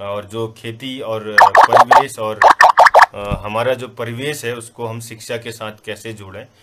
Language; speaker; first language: Hindi; non-native, local second language; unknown